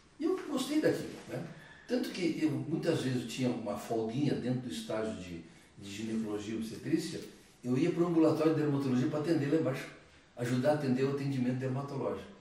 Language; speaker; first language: Portuguese; early bilingual, other home language; Italian